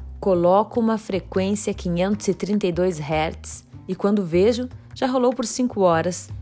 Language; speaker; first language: Portuguese; native; Portuguese